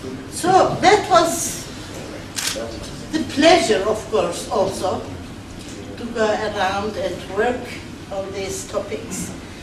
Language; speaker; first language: English; non-native, fluent; Turkish